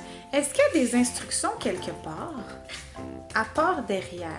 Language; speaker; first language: French; native; French